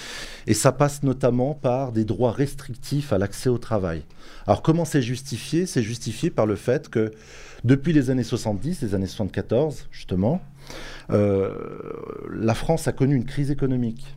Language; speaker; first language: French; native; French